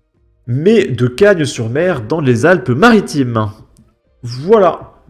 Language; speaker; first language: French; native; French